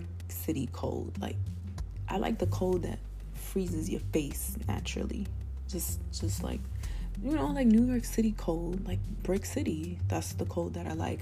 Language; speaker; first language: English; early bilingual, other home language; Spanish